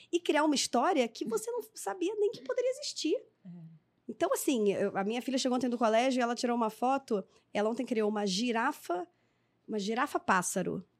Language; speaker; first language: Portuguese; native; Portuguese